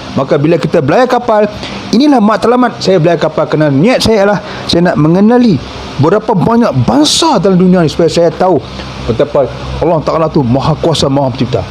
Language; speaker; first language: Malay; native; Malay